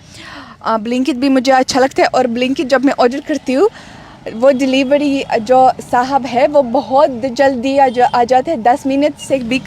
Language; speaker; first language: Hindi; non-native, fluent; Russian